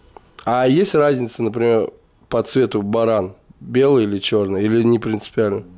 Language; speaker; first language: Russian; native; Russian